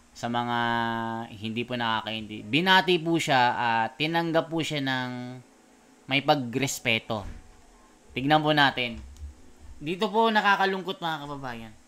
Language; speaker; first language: Filipino; native; Filipino